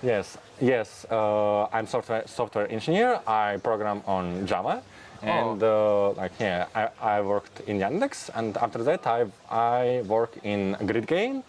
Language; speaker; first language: English; non-native, fluent; Russian